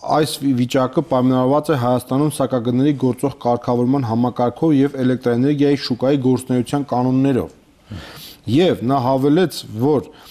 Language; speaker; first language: Armenian; native; Armenian